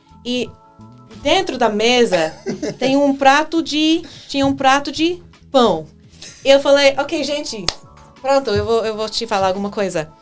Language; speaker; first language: Portuguese; non-native, fluent; English